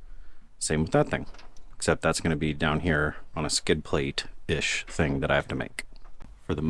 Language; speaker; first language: English; native; English